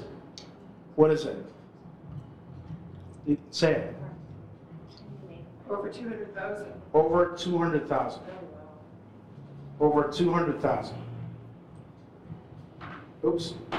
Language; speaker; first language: English; non-native, local second language; Filipino